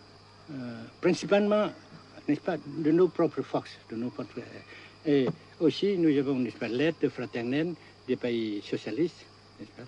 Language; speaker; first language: French; non-native, local second language; Vietnamese